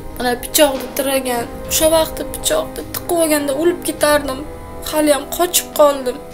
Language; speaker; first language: Uzbek; native; Uzbek